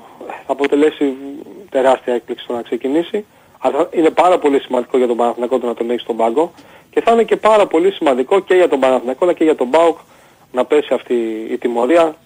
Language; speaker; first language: Greek; native; Greek